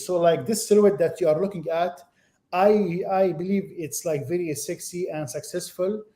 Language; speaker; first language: English; non-native, fluent; Arabic